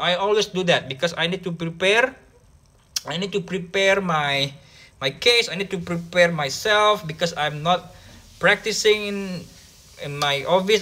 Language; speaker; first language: English; non-native, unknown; Indonesian